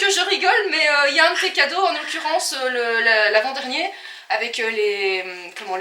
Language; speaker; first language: French; native; French